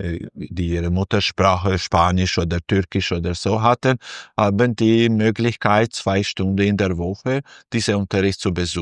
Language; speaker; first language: German; non-native, fluent; Albanian